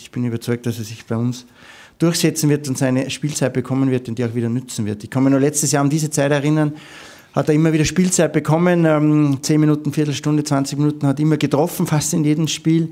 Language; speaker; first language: German; native; German